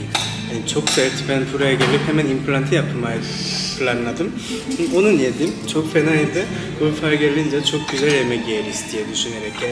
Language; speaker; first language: Turkish; non-native, learner; Korean